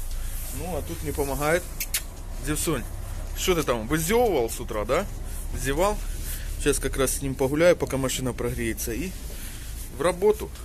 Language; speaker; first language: Russian; native; Russian